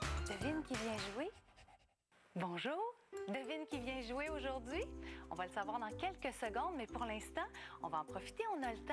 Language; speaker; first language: French; native; French